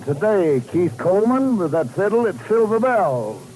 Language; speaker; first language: English; native; English